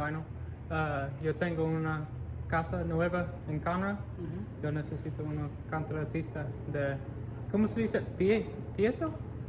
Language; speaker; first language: Spanish; non-native, learner; English